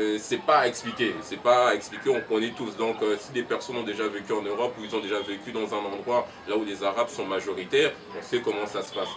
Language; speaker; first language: French; early bilingual, other home language; Lingala